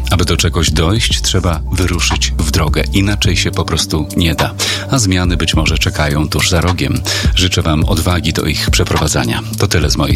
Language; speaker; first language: Polish; native; Polish